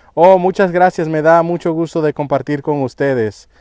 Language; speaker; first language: Spanish; early bilingual, heritage; Spanish